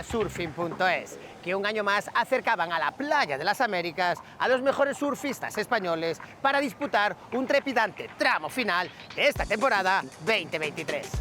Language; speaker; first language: Spanish; native; Spanish